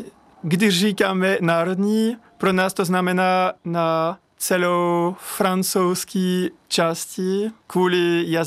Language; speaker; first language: Czech; non-native, fluent; French